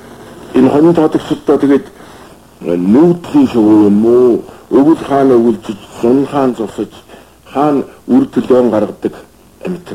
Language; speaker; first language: Mongolian; native; Mongolian